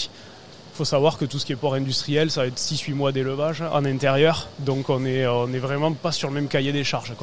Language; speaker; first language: French; native; French